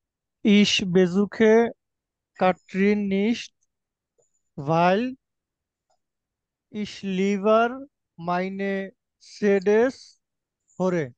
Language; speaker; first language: German; non-native, learner; Bangla